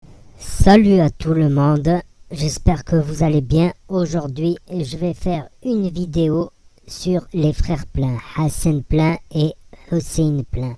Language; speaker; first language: French; native; French